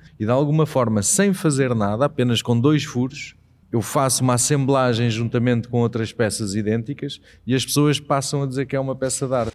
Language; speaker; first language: Portuguese; native; Portuguese